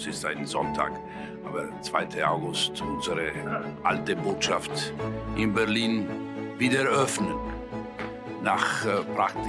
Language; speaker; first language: German; non-native, fluent; Italian